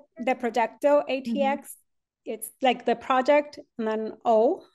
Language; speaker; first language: English; non-native, fluent; Spanish